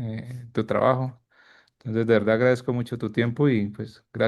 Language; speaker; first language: Spanish; native; Spanish